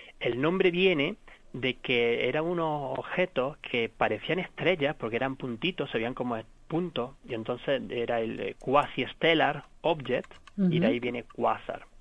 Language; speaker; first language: Spanish; native; Spanish